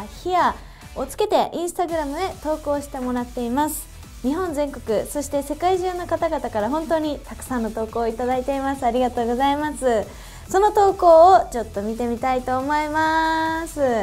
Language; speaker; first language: Japanese; native; Japanese